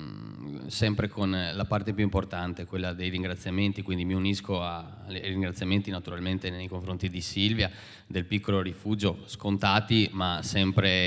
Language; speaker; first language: Italian; native; Italian